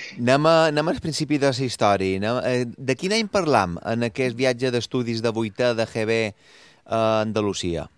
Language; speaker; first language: Catalan; native; Catalan